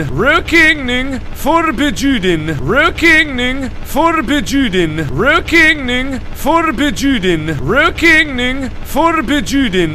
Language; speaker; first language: Swedish; non-native, learner; English